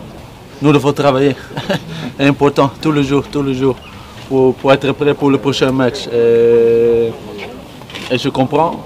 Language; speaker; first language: French; non-native, learner; Dutch